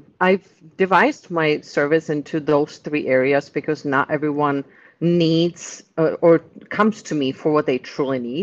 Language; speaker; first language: English; non-native, fluent; Czech